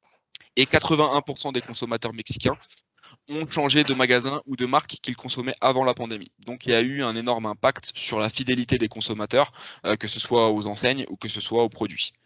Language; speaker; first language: French; native; French